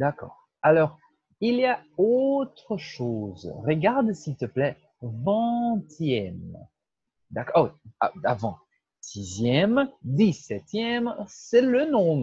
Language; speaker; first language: French; non-native, fluent; Portuguese